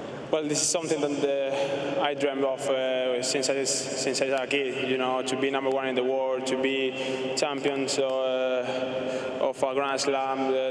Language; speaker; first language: English; non-native, fluent; Spanish